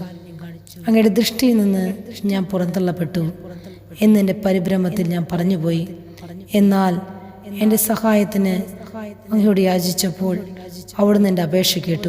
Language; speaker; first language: Malayalam; native; Malayalam